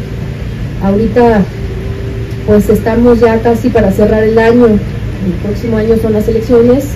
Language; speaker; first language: Spanish; native; Spanish